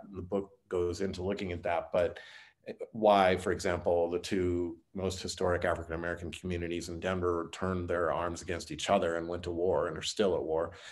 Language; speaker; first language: English; native; English